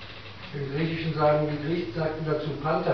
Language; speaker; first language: German; native; German